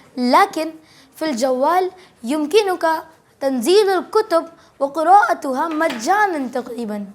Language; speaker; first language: Arabic; non-native, learner; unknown